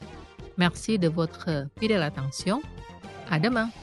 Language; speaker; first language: French; non-native, fluent; Indonesian